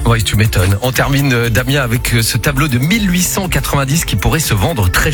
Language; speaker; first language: French; native; French